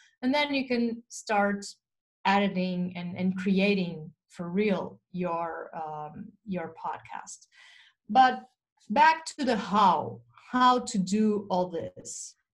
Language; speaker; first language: English; non-native, fluent; Portuguese